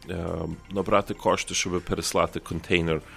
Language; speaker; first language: Ukrainian; early bilingual, heritage; Ukrainian